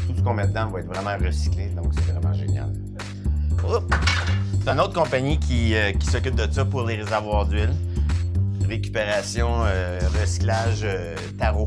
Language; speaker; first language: French; native; French